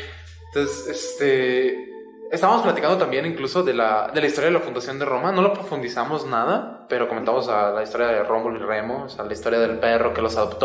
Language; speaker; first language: Spanish; native; Spanish